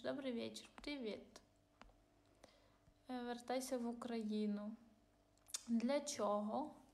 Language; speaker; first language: Russian; non-native, local second language; Ukrainian